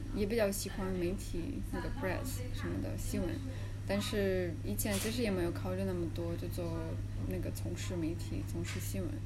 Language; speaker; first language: Chinese; non-native, fluent; Russian